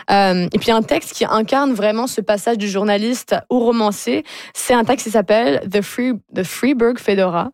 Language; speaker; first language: French; native; French